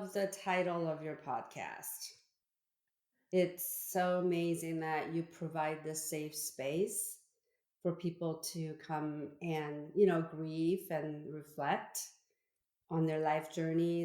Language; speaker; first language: English; early bilingual, other home language; Korean